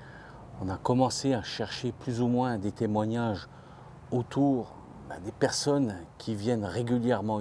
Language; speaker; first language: French; native; French